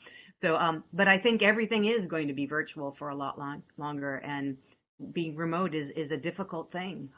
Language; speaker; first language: English; native; English